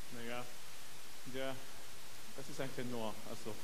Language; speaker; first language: German; non-native, fluent; Polish